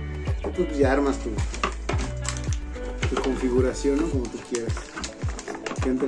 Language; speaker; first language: Spanish; native; Spanish